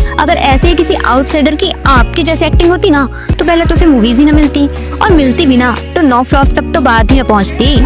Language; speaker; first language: Hindi; native; Hindi